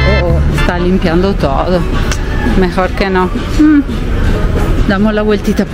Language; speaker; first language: Spanish; non-native, fluent; Italian